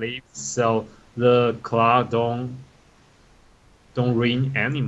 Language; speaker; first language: English; non-native, learner; Chinese